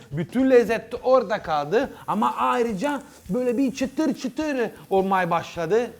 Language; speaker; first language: Turkish; non-native, learner; Italian